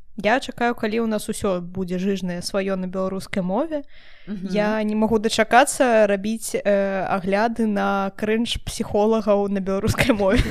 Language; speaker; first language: Belarusian; non-native, local second language; Russian